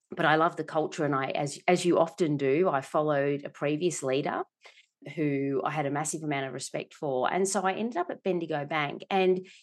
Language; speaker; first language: English; native; English